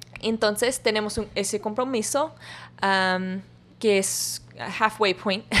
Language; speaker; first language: Spanish; non-native, learner; English